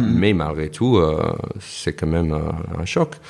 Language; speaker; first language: French; non-native, fluent; English